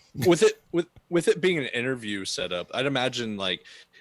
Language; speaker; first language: English; native; English